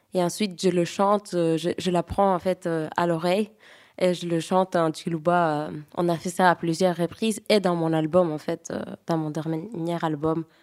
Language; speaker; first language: French; early bilingual, other home language; Greek